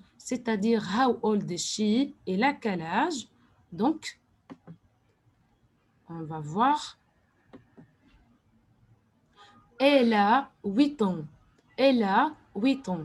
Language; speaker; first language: French; non-native, fluent; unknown